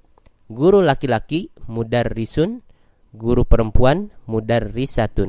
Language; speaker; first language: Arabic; non-native, fluent; Indonesian